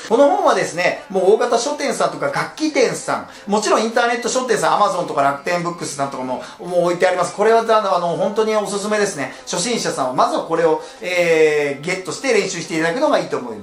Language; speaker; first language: Japanese; native; Japanese